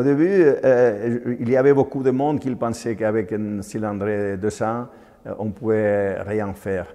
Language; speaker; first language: French; non-native, fluent; Spanish